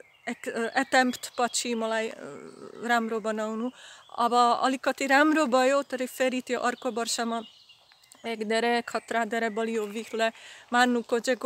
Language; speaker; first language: Nepali; non-native, learner; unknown